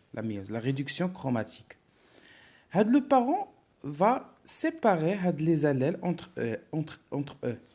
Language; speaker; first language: French; non-native, local second language; Arabic